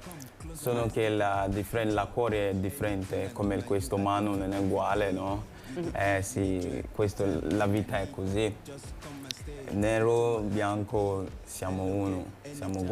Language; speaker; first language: Italian; non-native, learner; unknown